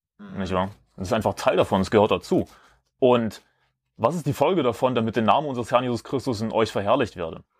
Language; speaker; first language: German; native; German